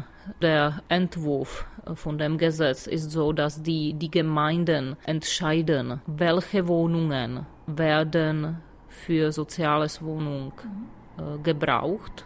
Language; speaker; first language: German; non-native, fluent; Czech